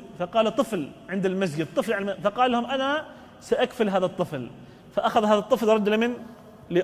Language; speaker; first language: Arabic; native; Arabic